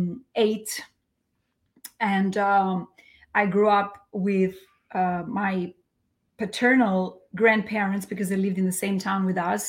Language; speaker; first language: English; non-native, fluent; Albanian